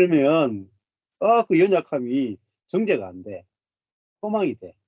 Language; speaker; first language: Korean; native; Korean